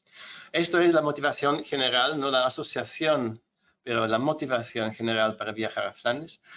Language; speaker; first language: Spanish; non-native, fluent; Dutch